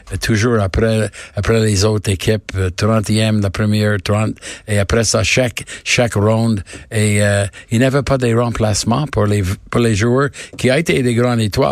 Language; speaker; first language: French; non-native, learner; English